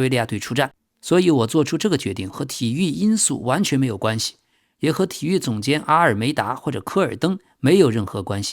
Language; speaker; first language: Chinese; native; Chinese